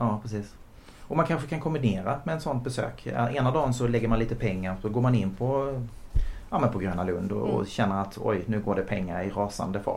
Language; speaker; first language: Swedish; native; Swedish